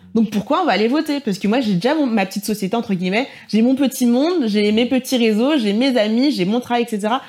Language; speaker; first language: French; native; French